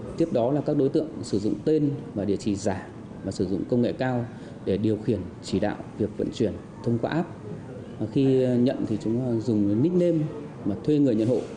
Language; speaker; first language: Vietnamese; native; Vietnamese